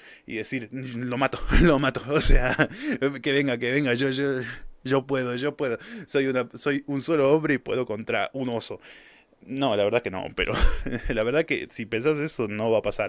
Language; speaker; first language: Spanish; native; Spanish